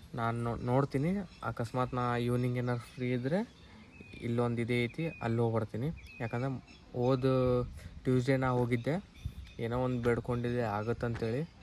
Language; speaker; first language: Kannada; native; Kannada